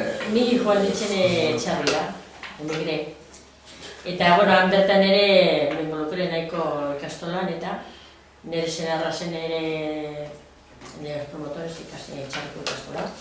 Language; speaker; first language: Basque; non-native, local second language; Spanish